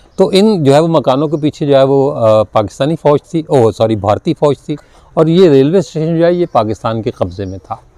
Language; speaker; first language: Urdu; non-native, local second language; Punjabi